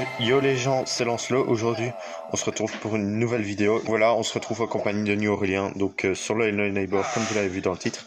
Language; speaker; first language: French; native; French